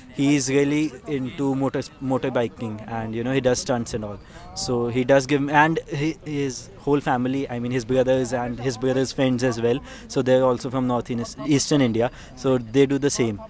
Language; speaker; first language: English; non-native, local second language; Punjabi